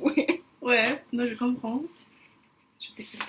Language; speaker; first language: French; non-native, learner; English